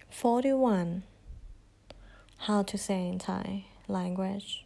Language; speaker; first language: English; non-native, fluent; Thai